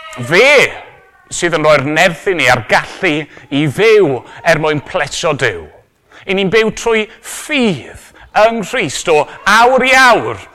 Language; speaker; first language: Welsh; native; Welsh